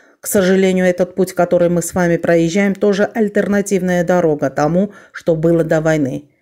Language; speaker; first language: Russian; non-native, fluent; Armenian